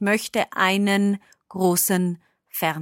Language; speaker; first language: German; non-native, fluent; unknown